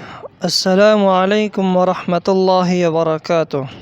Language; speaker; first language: Arabic; non-native, fluent; Persian